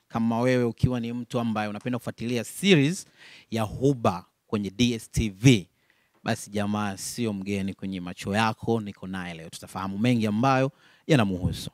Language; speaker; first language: Swahili; native; Swahili